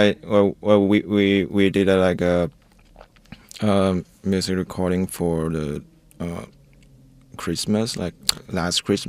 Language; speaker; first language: English; non-native, learner; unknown